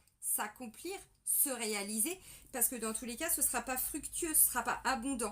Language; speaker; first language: French; native; French